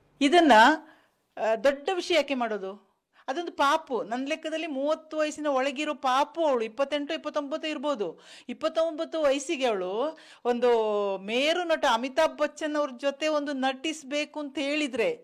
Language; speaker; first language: Kannada; non-native, local second language; Kodava